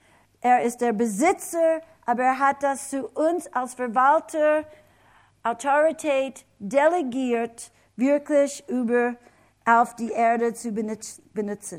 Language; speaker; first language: German; non-native, fluent; English